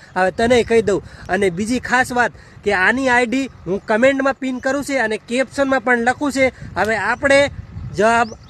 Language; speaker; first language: Gujarati; non-native, local second language; Bhili